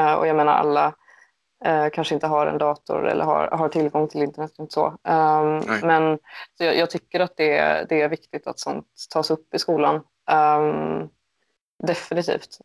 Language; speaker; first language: Swedish; native; Swedish